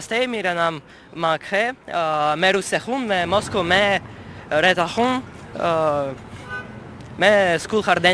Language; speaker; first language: Hindi; non-native, learner; Russian